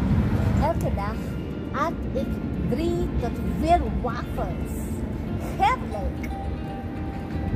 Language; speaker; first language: Dutch; non-native, learner; Filipino